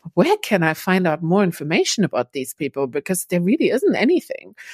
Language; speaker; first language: English; non-native, fluent; German